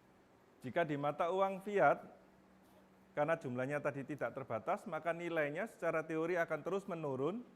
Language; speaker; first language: Indonesian; native; Indonesian